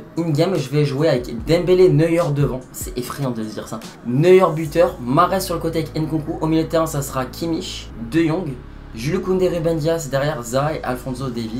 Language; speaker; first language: French; native; French